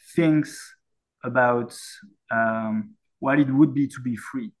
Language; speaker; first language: English; non-native, fluent; French